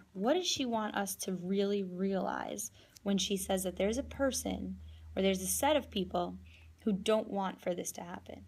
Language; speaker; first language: English; native; English